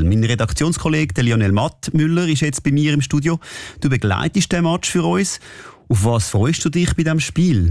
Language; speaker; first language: German; native; German